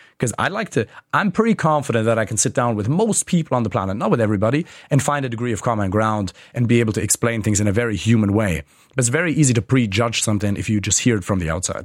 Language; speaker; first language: English; non-native, fluent; German